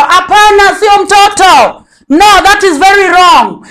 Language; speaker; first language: English; non-native, local second language; Swahili